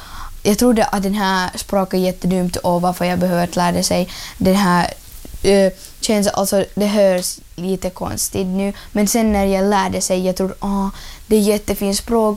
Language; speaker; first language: Swedish; non-native, learner; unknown